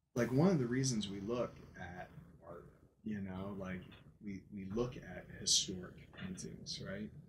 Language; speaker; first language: English; native; English